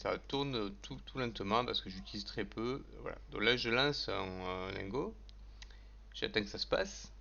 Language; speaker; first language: French; native; French